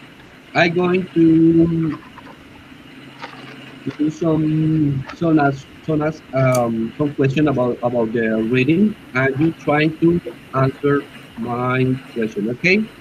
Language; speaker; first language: English; non-native, learner; Spanish